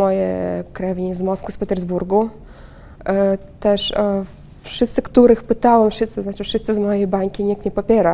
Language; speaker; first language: Polish; non-native, fluent; Russian